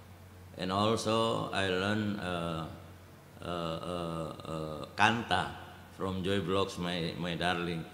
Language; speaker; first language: English; non-native, learner; Indonesian